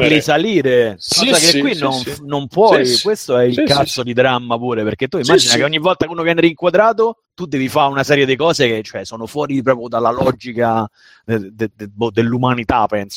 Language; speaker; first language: Italian; native; Italian